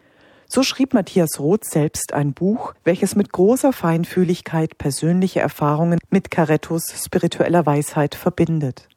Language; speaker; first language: German; native; German